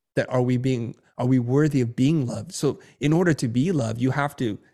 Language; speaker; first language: English; early bilingual, other home language; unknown